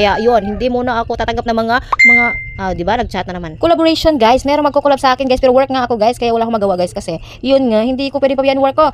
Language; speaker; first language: Filipino; non-native, local second language; Cebuano